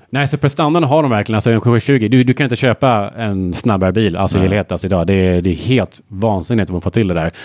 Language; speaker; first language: Swedish; early bilingual, heritage; English